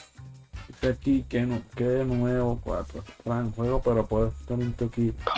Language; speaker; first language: Spanish; native; Spanish